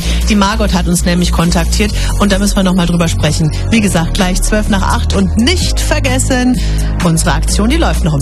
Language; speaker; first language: German; native; German